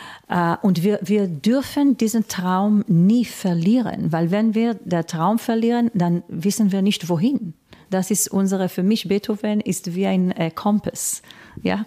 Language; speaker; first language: German; non-native, fluent; Hebrew